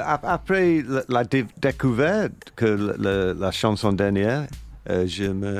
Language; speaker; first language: French; non-native, learner; English